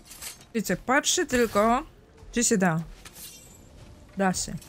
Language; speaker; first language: Polish; native; Polish